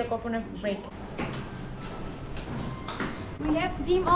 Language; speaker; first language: English; non-native, learner; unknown